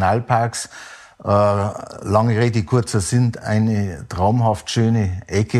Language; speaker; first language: German; native; German